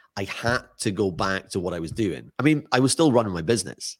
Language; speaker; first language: English; native; English